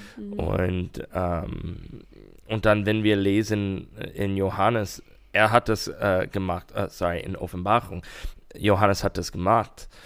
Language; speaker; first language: German; non-native, fluent; English